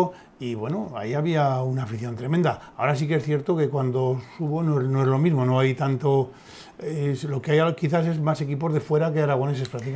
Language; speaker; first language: Spanish; native; Spanish